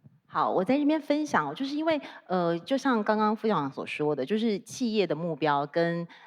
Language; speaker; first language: Chinese; native; Chinese